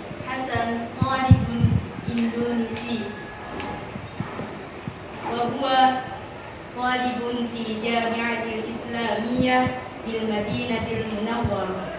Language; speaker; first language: Arabic; non-native, learner; Indonesian